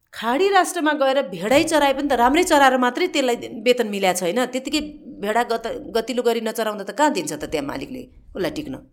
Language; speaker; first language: Nepali; native; Nepali